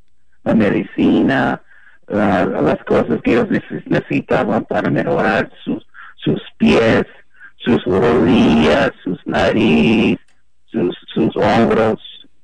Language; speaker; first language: Spanish; non-native, fluent; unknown